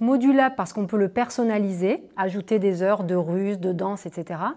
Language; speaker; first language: French; native; French